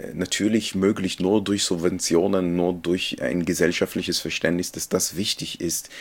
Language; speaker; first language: German; non-native, fluent; Hebrew